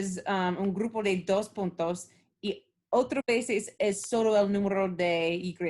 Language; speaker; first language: Spanish; non-native, learner; English